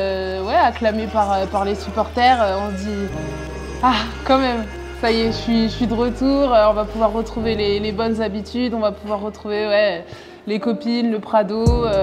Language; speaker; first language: French; native; French